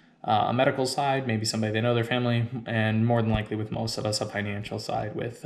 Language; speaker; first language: English; native; English